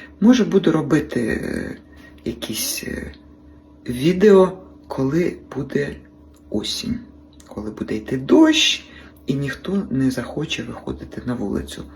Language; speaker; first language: Ukrainian; native; Ukrainian